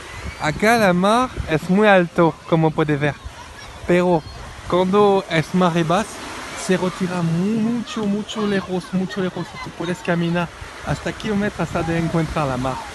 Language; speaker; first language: Spanish; non-native, learner; French